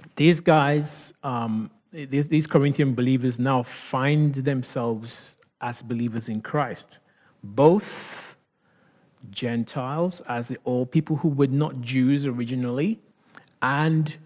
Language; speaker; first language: English; non-native, local second language; Yoruba